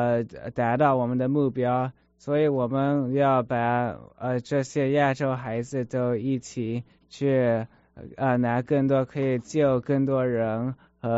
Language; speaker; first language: Chinese; early bilingual, heritage; Chinese